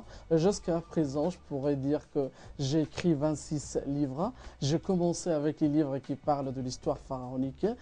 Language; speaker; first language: French; non-native, fluent; Arabic